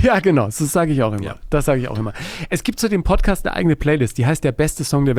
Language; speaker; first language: German; native; German